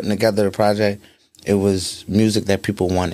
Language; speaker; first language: English; native; English